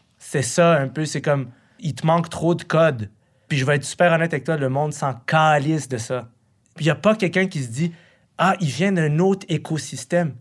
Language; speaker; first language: French; early bilingual, other home language; Arabic